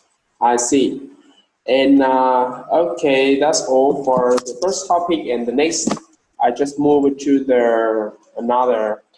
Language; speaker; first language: English; non-native, learner; Vietnamese